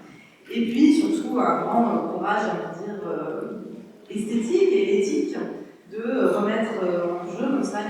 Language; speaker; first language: French; native; French